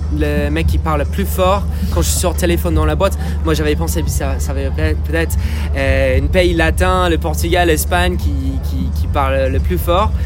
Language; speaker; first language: French; non-native, fluent; English